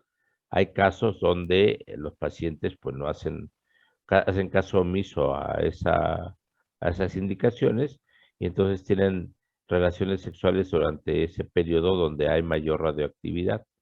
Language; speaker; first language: Spanish; native; Spanish